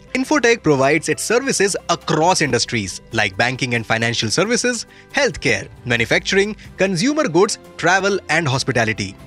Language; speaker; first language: English; non-native, local second language; Hindi